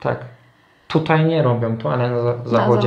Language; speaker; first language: Polish; non-native, learner; Turkish